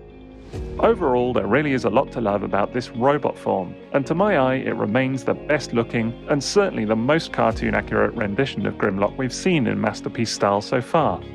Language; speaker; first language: English; native; English